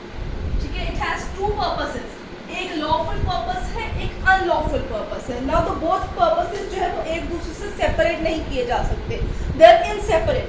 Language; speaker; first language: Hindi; native; Hindi